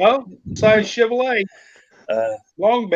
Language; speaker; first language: English; native; English